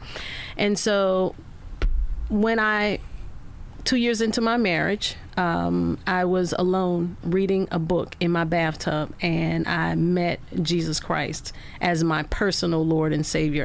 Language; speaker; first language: English; native; English